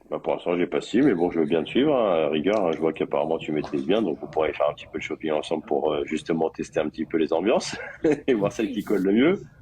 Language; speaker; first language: French; native; French